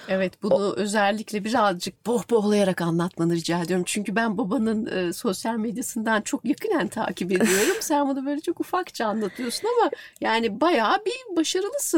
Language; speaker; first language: Turkish; native; Turkish